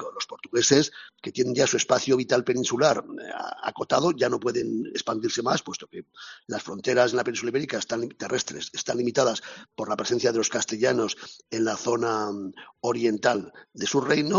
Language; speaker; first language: Spanish; native; Spanish